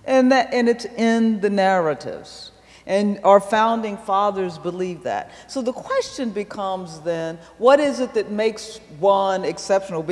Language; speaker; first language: English; native; English